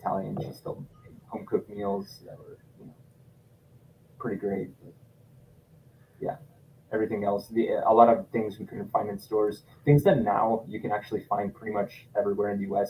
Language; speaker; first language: English; non-native, fluent; Italian